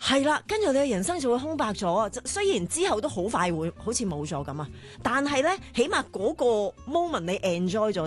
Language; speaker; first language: Cantonese; native; Cantonese